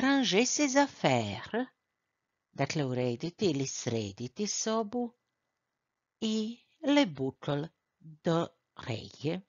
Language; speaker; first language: French; non-native, fluent; Croatian